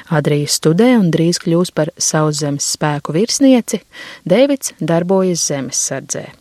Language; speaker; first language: Latvian; native; Latvian